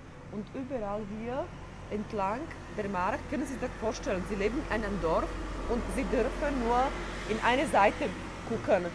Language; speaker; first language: German; non-native, fluent; Slovak